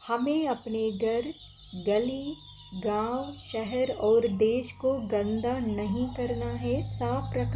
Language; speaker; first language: Hindi; non-native, fluent; Sinhala